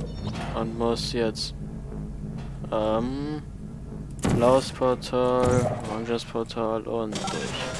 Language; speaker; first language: German; native; German